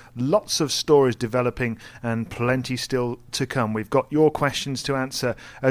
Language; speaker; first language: English; native; English